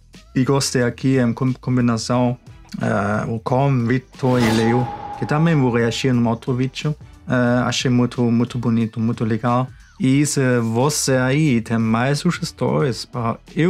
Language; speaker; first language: Portuguese; non-native, fluent; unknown